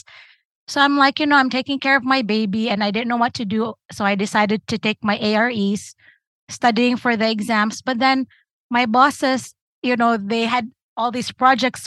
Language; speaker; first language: English; non-native, local second language; Cebuano